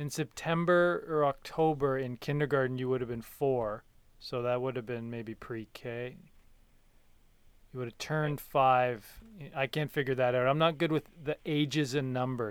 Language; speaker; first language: English; native; English